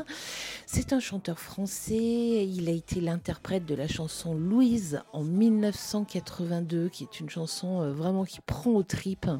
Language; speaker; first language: French; native; French